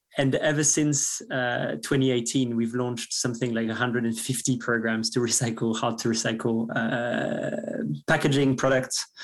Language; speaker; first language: English; non-native, fluent; French